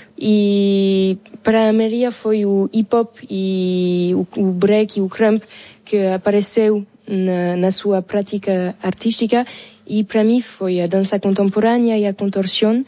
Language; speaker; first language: Portuguese; non-native, fluent; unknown